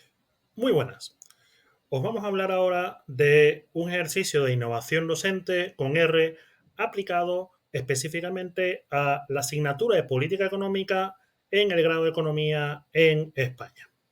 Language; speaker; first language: Spanish; native; Spanish